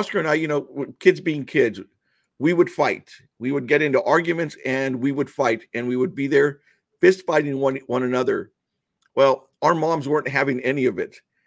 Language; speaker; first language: English; early bilingual, other home language; Spanish